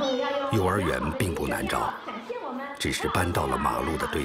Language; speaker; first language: Chinese; native; Chinese